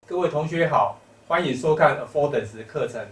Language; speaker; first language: Chinese; native; Chinese